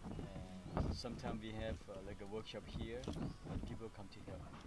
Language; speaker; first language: English; non-native, fluent; Thai